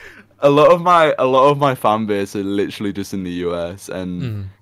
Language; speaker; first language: English; native; English